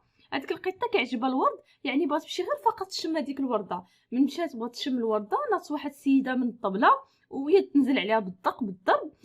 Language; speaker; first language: Arabic; native; Arabic